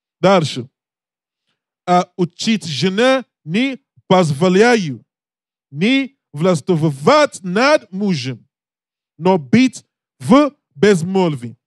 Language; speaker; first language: Russian; non-native, learner; English